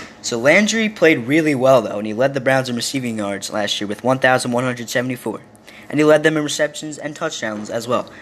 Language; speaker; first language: English; native; English